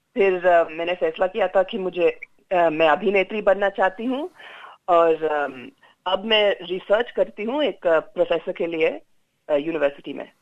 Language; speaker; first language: Hindi; non-native, fluent; Kannada